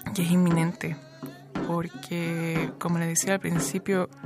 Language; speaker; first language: Spanish; native; Spanish